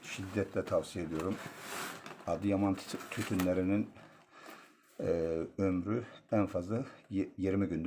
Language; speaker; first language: Turkish; native; Turkish